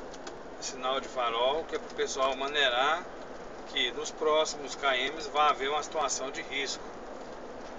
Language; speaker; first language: Portuguese; native; Portuguese